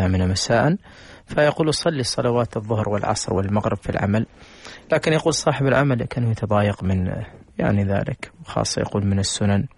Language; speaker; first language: Arabic; native; Arabic